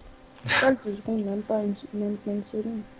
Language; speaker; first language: French; native; French